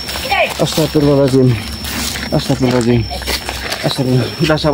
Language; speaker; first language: Indonesian; native; Indonesian